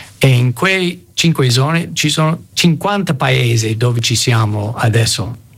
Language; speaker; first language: Italian; non-native, fluent; English